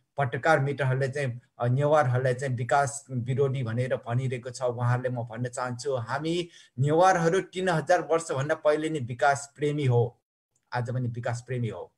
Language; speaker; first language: Nepali; non-native, local second language; Newari